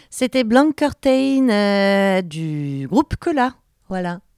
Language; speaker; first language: French; native; French